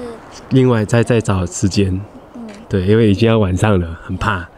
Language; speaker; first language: Chinese; native; Chinese